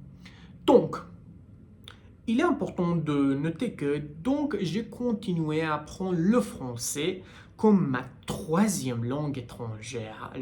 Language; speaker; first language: French; non-native, learner; Persian